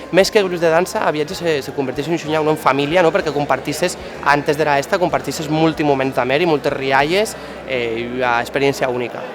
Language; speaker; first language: Catalan; non-native, local second language; Occitan